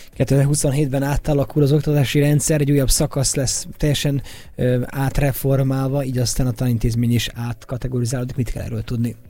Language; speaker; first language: Hungarian; native; Hungarian